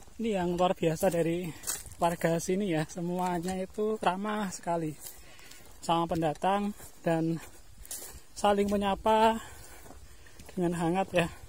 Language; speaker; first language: Indonesian; native; Indonesian